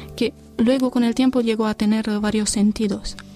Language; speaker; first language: Spanish; non-native, fluent; Romanian